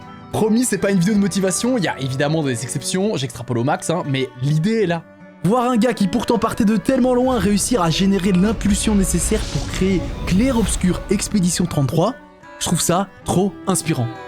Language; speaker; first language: French; native; French